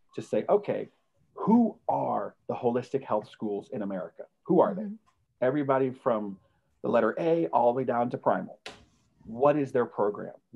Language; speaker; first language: English; native; English